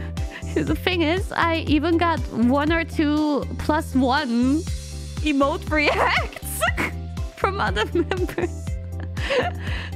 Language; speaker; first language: English; non-native, fluent; German